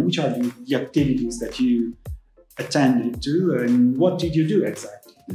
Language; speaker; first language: English; non-native, fluent; Italian